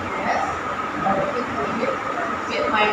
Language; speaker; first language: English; non-native, fluent; Indonesian